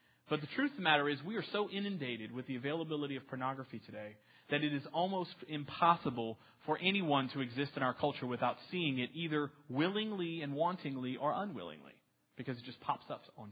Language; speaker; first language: English; native; English